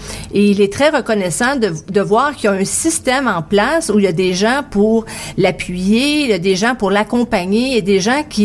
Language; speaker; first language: French; native; French